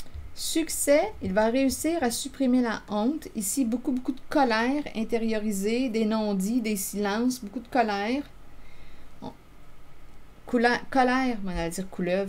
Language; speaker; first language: French; native; French